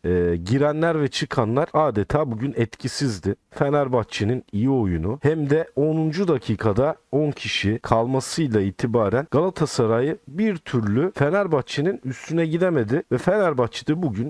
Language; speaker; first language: Turkish; native; Turkish